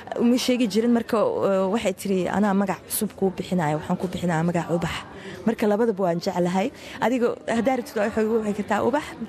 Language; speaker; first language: Somali; early bilingual, heritage; Somali